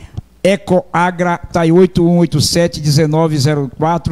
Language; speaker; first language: Portuguese; native; Portuguese